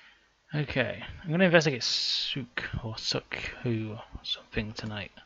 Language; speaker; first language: English; native; English